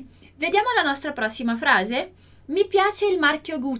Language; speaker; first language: Italian; non-native, fluent; Portuguese